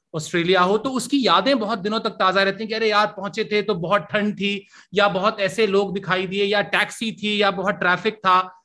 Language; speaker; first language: Hindi; native; Hindi